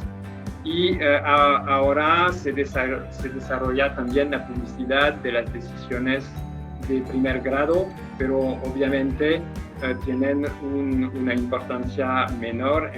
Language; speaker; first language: Spanish; non-native, fluent; French